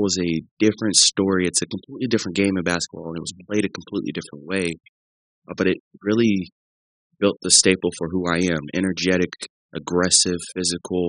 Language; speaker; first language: English; native; English